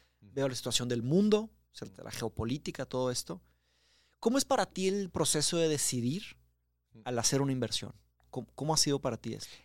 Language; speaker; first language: Spanish; early bilingual, other home language; Portuguese